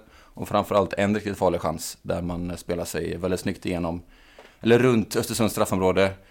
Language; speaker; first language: Swedish; native; Swedish